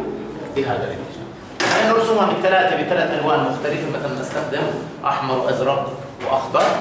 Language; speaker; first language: Arabic; native; Arabic